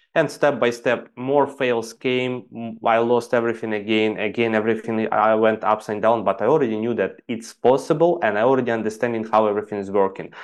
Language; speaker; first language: English; non-native, fluent; Ukrainian